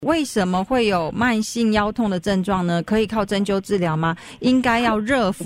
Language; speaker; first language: Chinese; native; Chinese